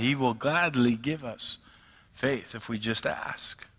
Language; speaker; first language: English; native; English